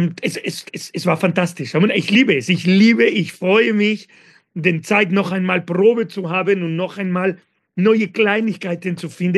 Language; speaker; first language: German; non-native, fluent; Spanish